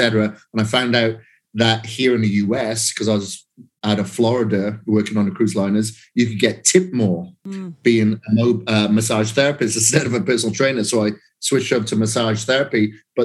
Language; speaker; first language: English; native; English